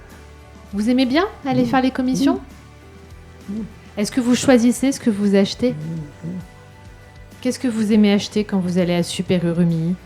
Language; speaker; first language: French; native; French